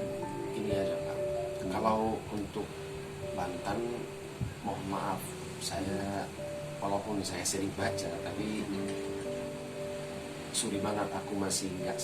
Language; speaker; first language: Indonesian; non-native, fluent; Arabic